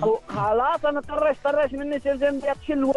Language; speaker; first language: Arabic; non-native, learner; Bangla